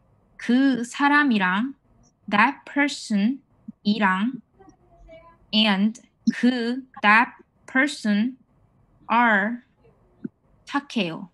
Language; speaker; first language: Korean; non-native, fluent; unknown